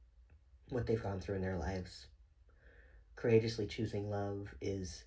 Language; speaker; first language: English; native; English